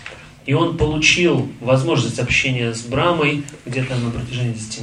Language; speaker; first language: Russian; native; Russian